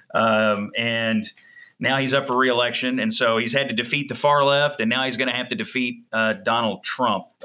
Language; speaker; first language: English; native; English